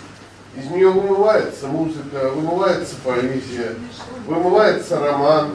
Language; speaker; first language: Russian; native; Russian